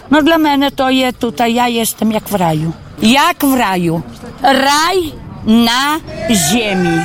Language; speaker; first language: Polish; non-native, local second language; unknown